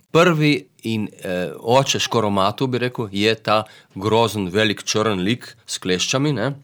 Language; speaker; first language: Slovenian; native; Slovenian